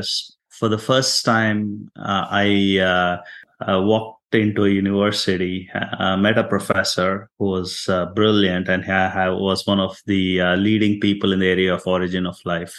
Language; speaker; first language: English; non-native, local second language; Tamil